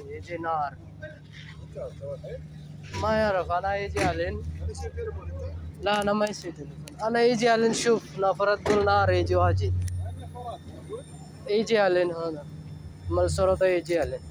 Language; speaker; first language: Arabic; non-native, learner; Bangla